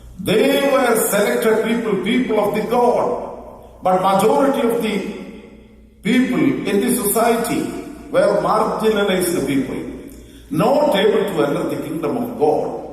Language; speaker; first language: English; non-native, local second language; Malayalam